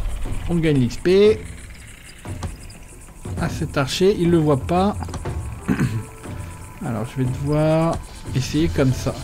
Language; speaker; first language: French; native; French